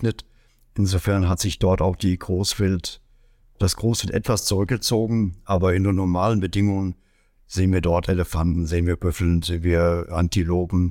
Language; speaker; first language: German; native; German